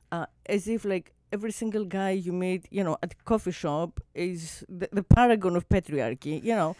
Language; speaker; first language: English; non-native, fluent; Greek